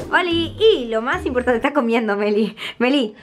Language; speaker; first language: Spanish; native; Spanish